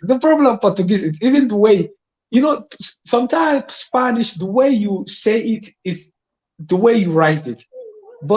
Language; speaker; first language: English; non-native, fluent; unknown